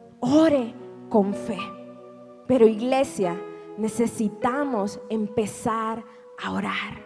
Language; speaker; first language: Spanish; native; Spanish